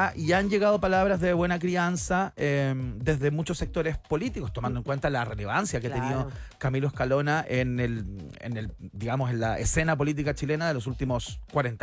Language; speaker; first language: Spanish; native; Spanish